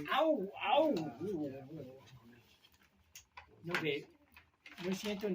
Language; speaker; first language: Spanish; non-native, learner; English